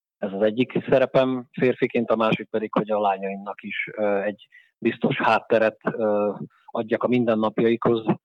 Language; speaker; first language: Hungarian; native; Hungarian